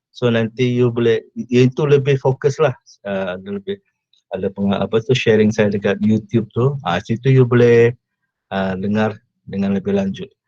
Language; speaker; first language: Malay; native; Malay